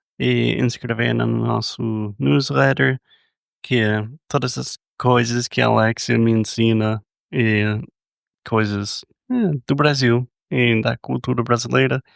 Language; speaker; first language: Portuguese; non-native, fluent; English